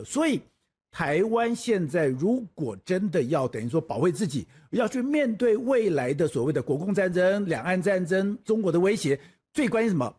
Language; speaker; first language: Chinese; native; Chinese